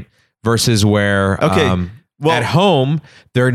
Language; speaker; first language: English; native; English